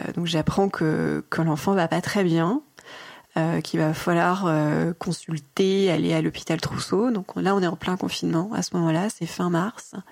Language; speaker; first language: French; native; French